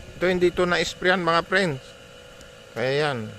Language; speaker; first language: Filipino; non-native, local second language; Pangasinan